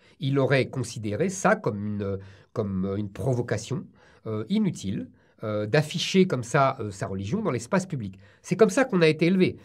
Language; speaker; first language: French; native; French